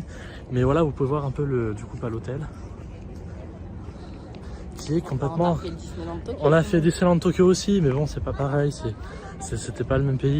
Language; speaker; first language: French; native; French